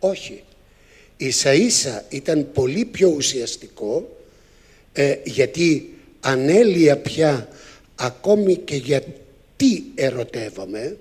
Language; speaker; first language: Greek; native; Greek